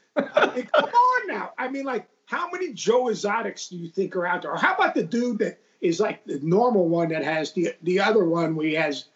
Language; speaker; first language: English; native; English